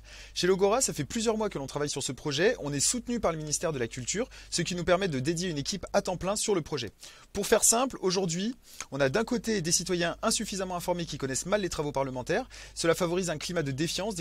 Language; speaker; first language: French; native; French